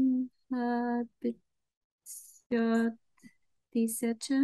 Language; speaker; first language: Russian; non-native, learner; Bulgarian